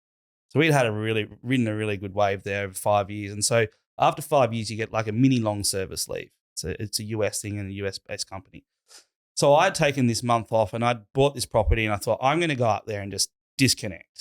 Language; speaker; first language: English; native; English